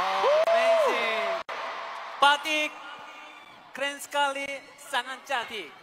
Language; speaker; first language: Indonesian; non-native, learner; Korean